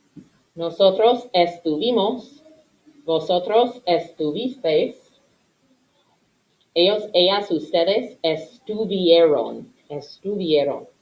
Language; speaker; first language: Spanish; non-native, fluent; English